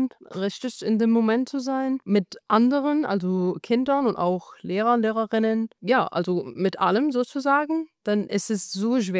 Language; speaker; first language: German; non-native, fluent; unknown